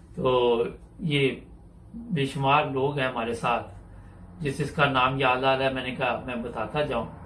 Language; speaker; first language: Urdu; non-native, local second language; Punjabi